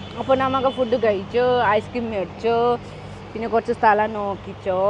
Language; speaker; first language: Malayalam; non-native, learner; Nepali